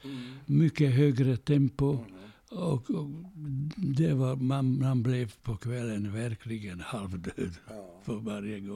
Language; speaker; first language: Swedish; non-native, fluent; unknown